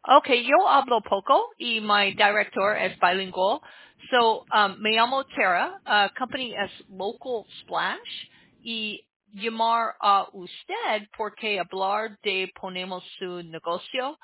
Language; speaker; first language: Spanish; non-native, learner; English